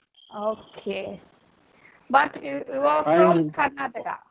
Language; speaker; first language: English; non-native, learner; Telugu